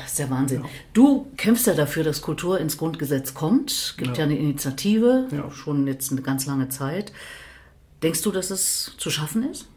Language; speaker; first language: German; native; German